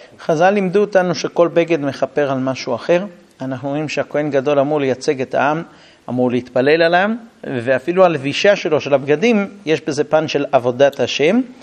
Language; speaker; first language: Hebrew; non-native, fluent; English